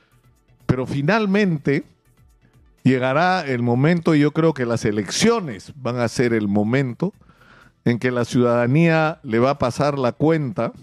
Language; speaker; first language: Spanish; native; Spanish